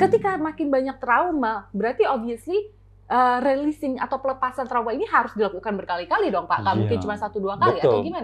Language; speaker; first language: Indonesian; native; Indonesian